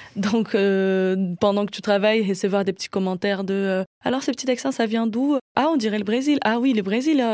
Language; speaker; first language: French; non-native, fluent; Portuguese